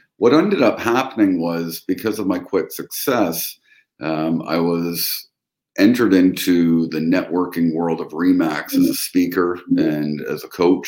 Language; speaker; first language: English; native; English